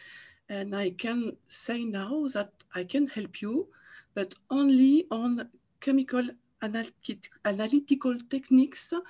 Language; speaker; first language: English; non-native, learner; French